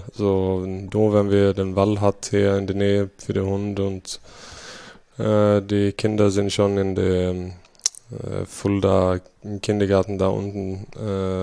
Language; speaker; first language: German; non-native, fluent; Swedish